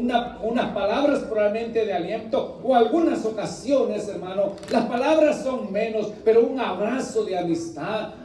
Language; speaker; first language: Spanish; native; Spanish